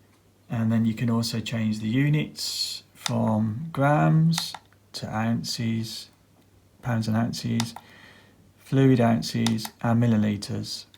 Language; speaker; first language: English; native; English